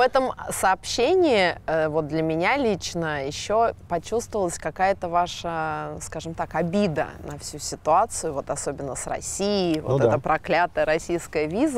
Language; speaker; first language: Russian; native; Russian